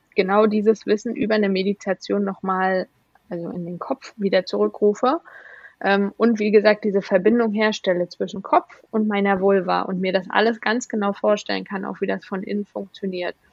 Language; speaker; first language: German; native; German